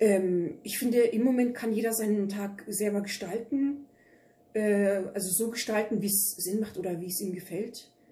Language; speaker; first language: German; early bilingual, other home language; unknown